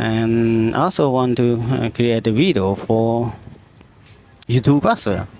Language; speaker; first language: English; non-native, learner; Khmer